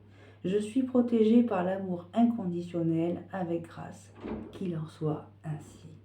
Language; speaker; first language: French; native; French